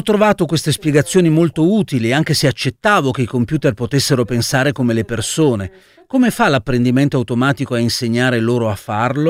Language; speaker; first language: Italian; native; Italian